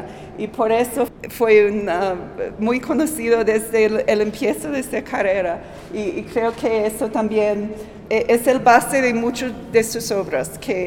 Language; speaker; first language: Spanish; non-native, fluent; English